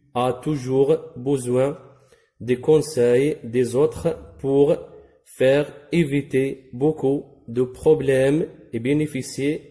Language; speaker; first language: French; non-native, local second language; Arabic